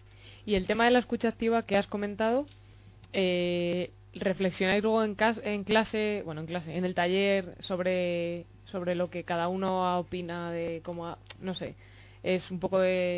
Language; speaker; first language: Spanish; native; Spanish